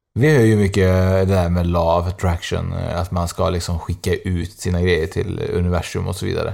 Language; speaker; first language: Swedish; native; Swedish